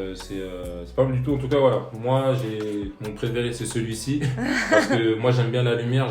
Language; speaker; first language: French; native; French